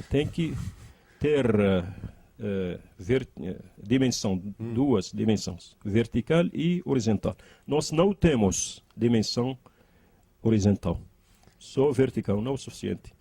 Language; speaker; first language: Portuguese; non-native, learner; Arabic